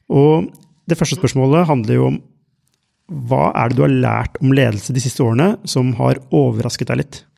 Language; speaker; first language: Norwegian; native; Norwegian